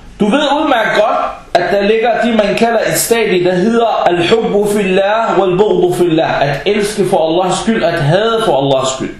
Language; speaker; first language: Danish; non-native, local second language; Arabic